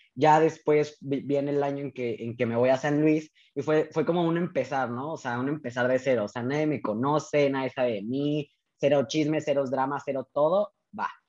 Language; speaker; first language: Spanish; native; Spanish